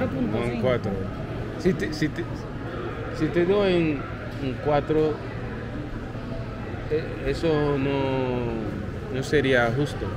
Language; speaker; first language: Spanish; non-native, learner; English